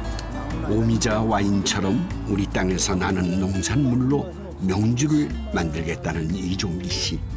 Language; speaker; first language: Korean; native; Korean